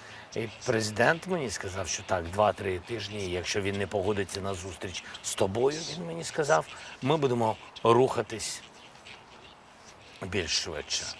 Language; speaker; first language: Ukrainian; non-native, local second language; Russian